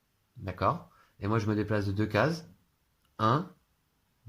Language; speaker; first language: French; native; French